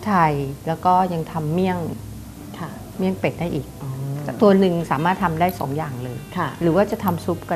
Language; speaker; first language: Thai; native; Thai